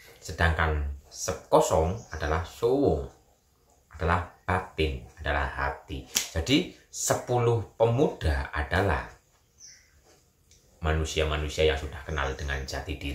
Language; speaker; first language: Indonesian; native; Indonesian